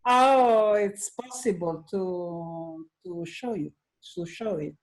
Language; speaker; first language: English; non-native, learner; Italian